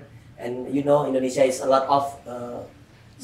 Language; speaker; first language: English; non-native, learner; Indonesian